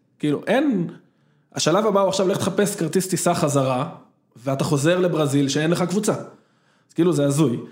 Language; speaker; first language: Hebrew; native; Hebrew